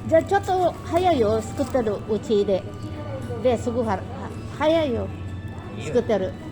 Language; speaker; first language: Japanese; non-native, learner; Filipino